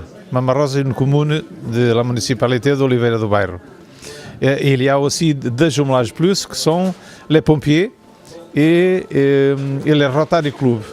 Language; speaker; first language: French; non-native, fluent; Portuguese